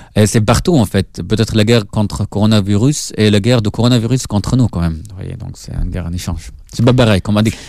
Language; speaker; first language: French; non-native, fluent; Arabic